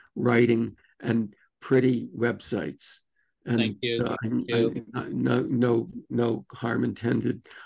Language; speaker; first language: English; native; English